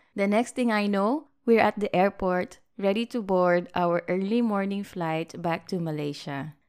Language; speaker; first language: English; non-native, local second language; Filipino